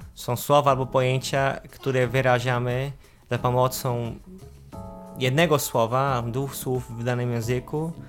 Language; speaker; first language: Polish; non-native, fluent; Portuguese